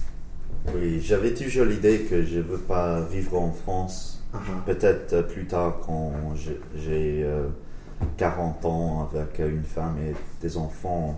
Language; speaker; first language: French; non-native, learner; English